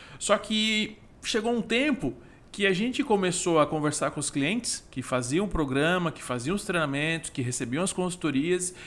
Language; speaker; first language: Portuguese; native; Portuguese